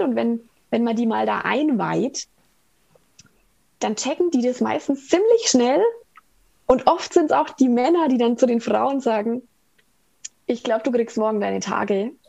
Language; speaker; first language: German; native; German